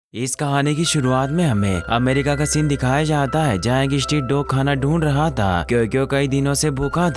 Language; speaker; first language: Hindi; native; Hindi